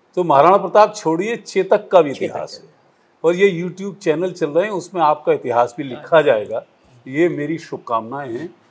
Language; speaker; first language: Hindi; native; Hindi